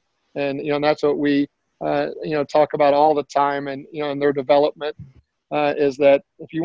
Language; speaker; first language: English; native; English